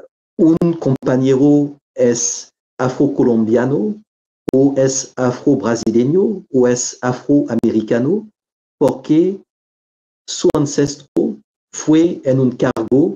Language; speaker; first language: Spanish; non-native, fluent; French